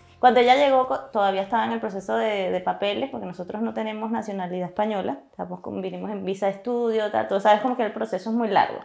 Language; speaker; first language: Spanish; native; Spanish